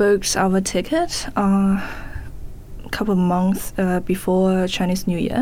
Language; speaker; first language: English; non-native, fluent; Chinese